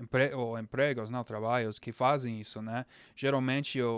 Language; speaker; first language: Portuguese; non-native, fluent; English